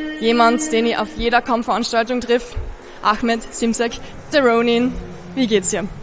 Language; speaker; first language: German; native; German